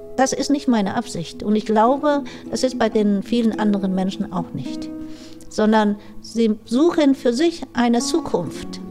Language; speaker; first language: German; non-native, fluent; Vietnamese